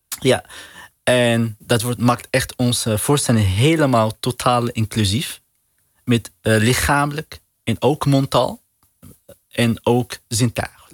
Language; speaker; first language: Dutch; non-native, learner; Arabic